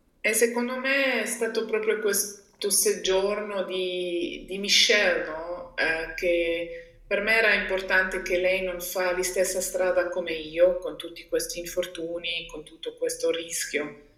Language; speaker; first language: Italian; non-native, local second language; German